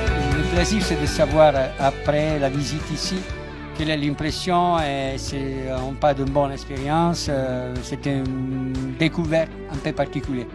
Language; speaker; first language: French; non-native, fluent; Italian